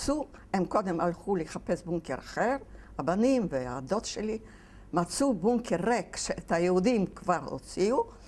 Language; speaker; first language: Hebrew; non-native, fluent; Yiddish